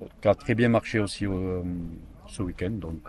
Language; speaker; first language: French; native; French